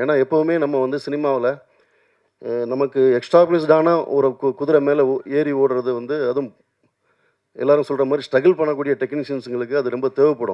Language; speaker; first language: Tamil; native; Tamil